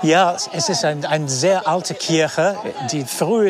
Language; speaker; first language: German; non-native, fluent; English